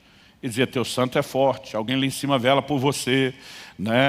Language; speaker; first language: Portuguese; native; Portuguese